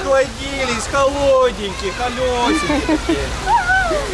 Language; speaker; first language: Russian; native; Russian